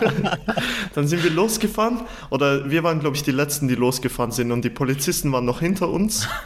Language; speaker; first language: German; early bilingual, other home language; Turkish